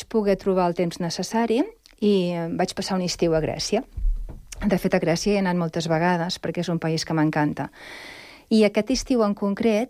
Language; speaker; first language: Catalan; native; Catalan